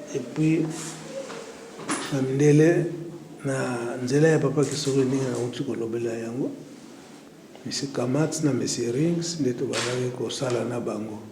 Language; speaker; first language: Lingala; non-native, local second language; Kongo